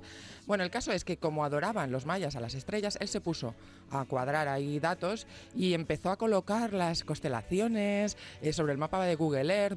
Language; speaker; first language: Spanish; native; Spanish